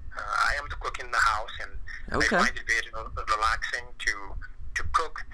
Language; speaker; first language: English; non-native, fluent; French